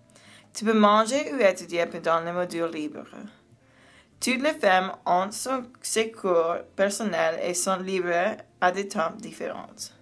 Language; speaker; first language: French; non-native, learner; English